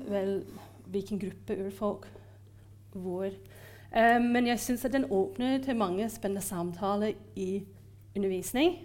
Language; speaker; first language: Norwegian; non-native, fluent; English